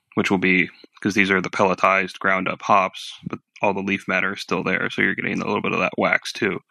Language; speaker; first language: English; native; English